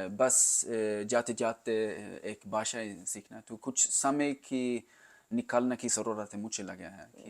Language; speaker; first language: Hindi; non-native, learner; Swedish